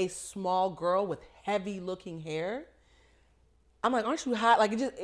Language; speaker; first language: English; native; English